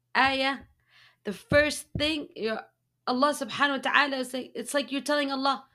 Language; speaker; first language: English; early bilingual, other home language; Arabic